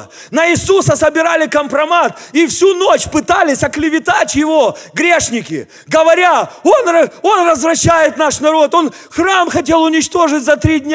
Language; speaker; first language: Russian; native; Russian